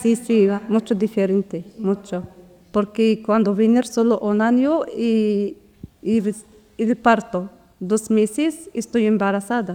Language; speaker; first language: Spanish; non-native, learner; Arabic